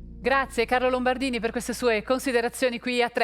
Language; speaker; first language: Italian; native; Italian